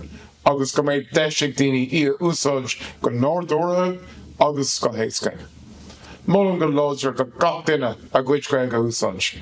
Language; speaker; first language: Irish; non-native, local second language; English